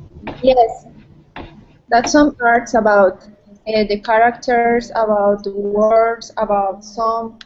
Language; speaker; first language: English; non-native, learner; Spanish